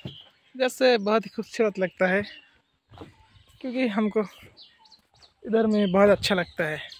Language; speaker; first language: Hindi; non-native, fluent; Bangla